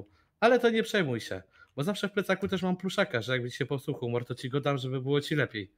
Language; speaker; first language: Polish; native; Polish